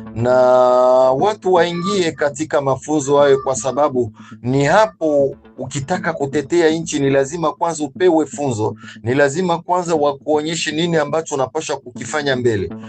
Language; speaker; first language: Swahili; native; Swahili